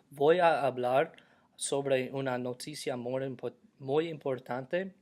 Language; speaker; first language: Spanish; non-native, learner; English